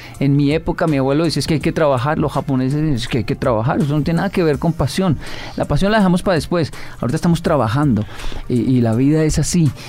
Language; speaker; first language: Spanish; native; Spanish